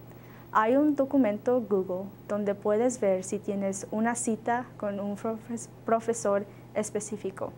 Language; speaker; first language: Spanish; non-native, learner; English